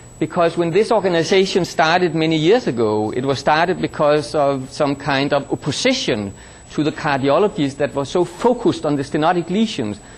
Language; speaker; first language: English; non-native, fluent; Danish